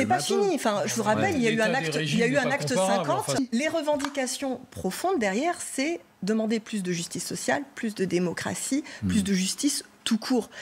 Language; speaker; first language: French; native; French